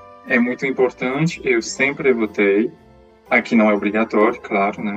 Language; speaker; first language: Portuguese; non-native, fluent; French